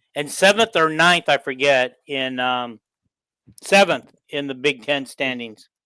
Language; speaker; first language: English; native; English